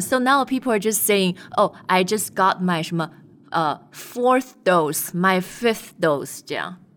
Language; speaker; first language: English; non-native, fluent; Chinese